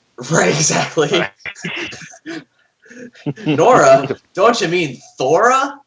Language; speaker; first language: English; native; English